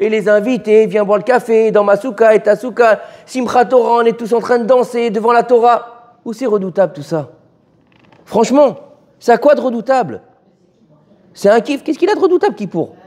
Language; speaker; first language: French; native; French